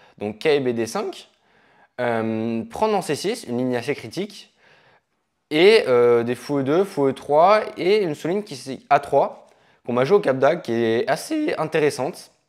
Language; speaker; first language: French; native; French